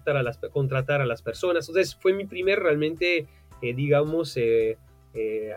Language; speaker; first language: Spanish; non-native, fluent; French